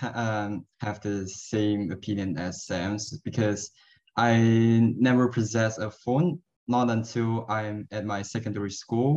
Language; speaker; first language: English; non-native, local second language; Cantonese